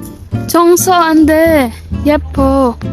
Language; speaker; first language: Korean; non-native, learner; Filipino